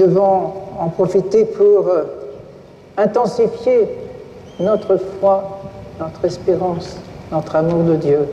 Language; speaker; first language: French; native; French